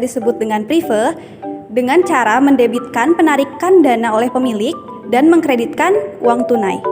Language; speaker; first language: Indonesian; native; Indonesian